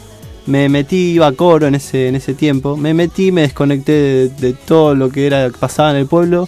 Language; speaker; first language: Spanish; native; Spanish